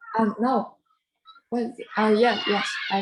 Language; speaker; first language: English; non-native, learner; Vietnamese